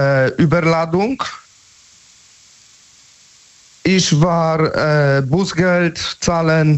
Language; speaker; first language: German; non-native, learner; Polish